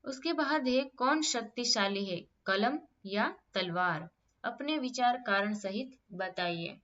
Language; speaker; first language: Hindi; non-native, local second language; Gujarati